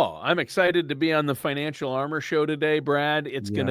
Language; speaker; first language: English; native; English